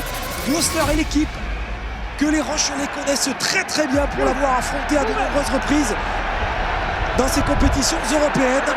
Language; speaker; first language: French; native; French